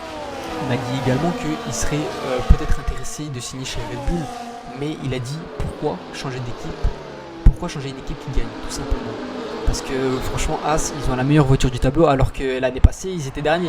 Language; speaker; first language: French; native; French